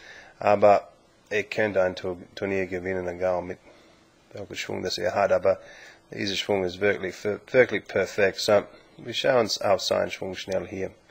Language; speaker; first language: German; non-native, learner; English